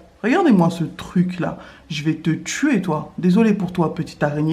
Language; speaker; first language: French; native; French